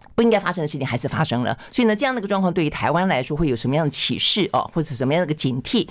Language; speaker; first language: Chinese; native; Chinese